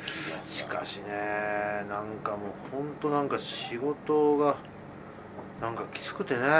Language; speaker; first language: Japanese; native; Japanese